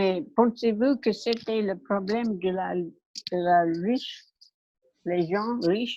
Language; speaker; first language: French; non-native, learner; English